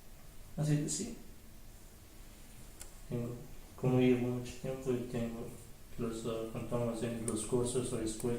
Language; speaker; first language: Spanish; early bilingual, other home language; Arabic